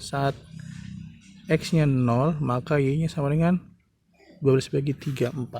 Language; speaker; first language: Indonesian; native; Indonesian